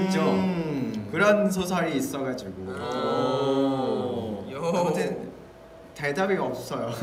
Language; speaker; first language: Korean; non-native, fluent; Vietnamese